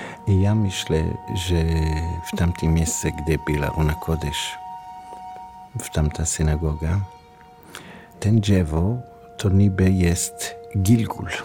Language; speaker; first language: Polish; non-native, learner; Hebrew